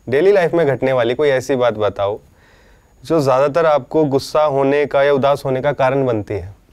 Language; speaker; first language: Hindi; native; Hindi